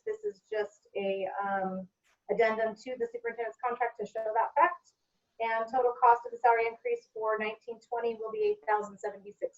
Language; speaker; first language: English; native; English